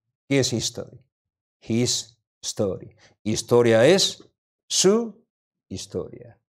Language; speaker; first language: Spanish; non-native, learner; Korean